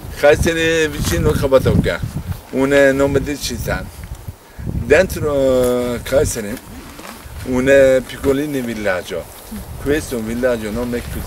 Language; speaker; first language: Italian; non-native, learner; Turkish